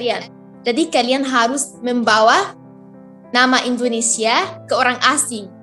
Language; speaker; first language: Indonesian; non-native, fluent; Arabic